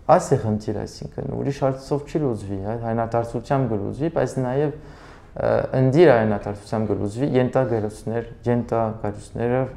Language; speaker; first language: Armenian; early bilingual, heritage; Armenian